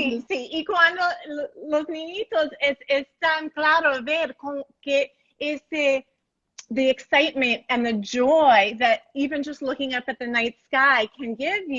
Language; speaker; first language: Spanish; non-native, learner; English